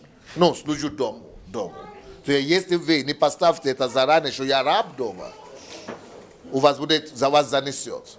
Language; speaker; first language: Russian; non-native, learner; Yoruba